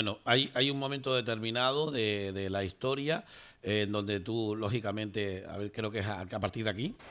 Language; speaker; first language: Spanish; native; Spanish